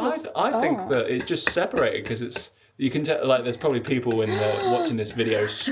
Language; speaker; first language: English; native; English